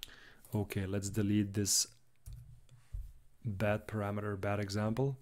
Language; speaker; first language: English; non-native, fluent; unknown